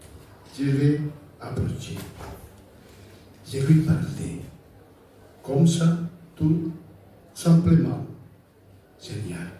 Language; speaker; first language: French; non-native, fluent; Spanish